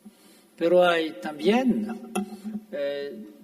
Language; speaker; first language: Spanish; non-native, fluent; French